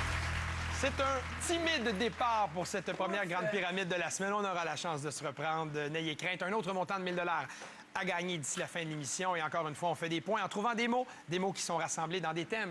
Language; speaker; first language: French; native; French